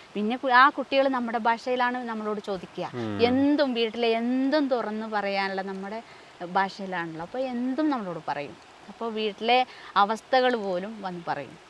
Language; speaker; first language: Malayalam; non-native, local second language; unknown